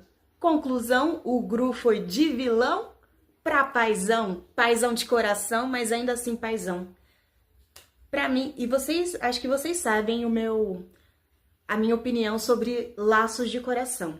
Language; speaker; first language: Portuguese; native; Portuguese